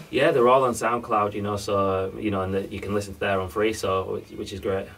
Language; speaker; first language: English; native; English